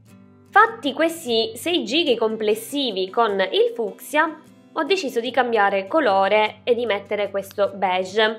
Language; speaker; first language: Italian; native; Italian